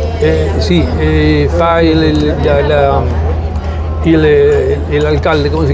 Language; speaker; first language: Italian; early bilingual, heritage; Spanish